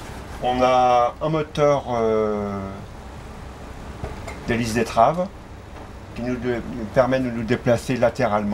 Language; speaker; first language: French; native; French